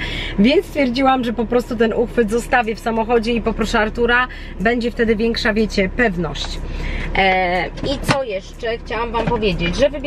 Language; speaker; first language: Polish; native; Polish